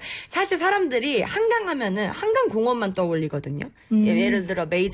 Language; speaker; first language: Korean; native; Korean